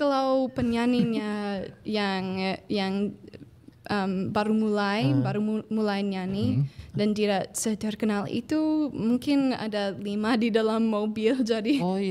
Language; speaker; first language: Indonesian; non-native, fluent; English